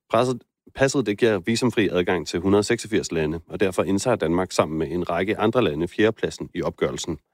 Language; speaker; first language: Danish; native; Danish